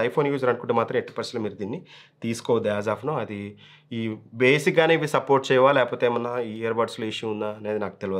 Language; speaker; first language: Telugu; native; Telugu